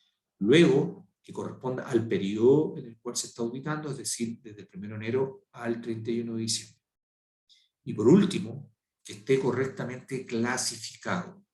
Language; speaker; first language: Spanish; native; Spanish